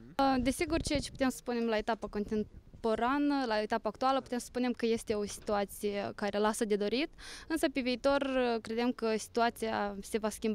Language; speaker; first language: Romanian; native; Romanian